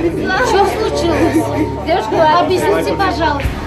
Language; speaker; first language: Russian; non-native, learner; Uzbek